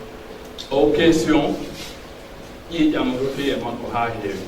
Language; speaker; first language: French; non-native, local second language; Fula